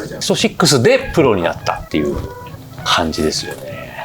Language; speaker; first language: Japanese; native; Japanese